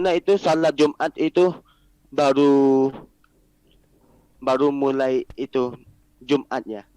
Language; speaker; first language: Indonesian; non-native, learner; Malay